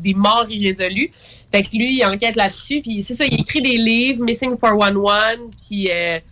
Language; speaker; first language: French; native; French